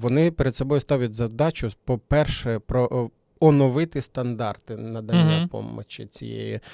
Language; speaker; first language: Ukrainian; native; Ukrainian